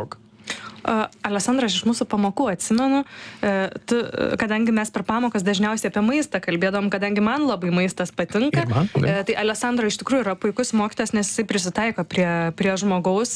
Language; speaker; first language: Lithuanian; native; Lithuanian